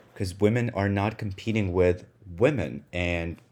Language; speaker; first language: English; non-native, fluent; Russian